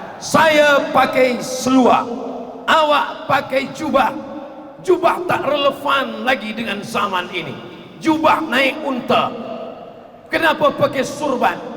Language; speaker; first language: Malay; native; Malay